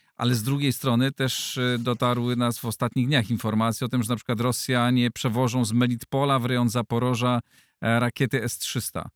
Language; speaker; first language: Polish; native; Polish